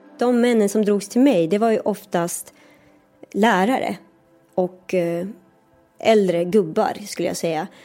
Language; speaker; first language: Swedish; early bilingual, other home language; Persian